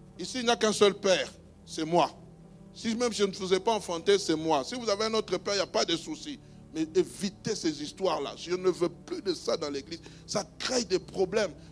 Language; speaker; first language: French; non-native, local second language; Luba-Lulua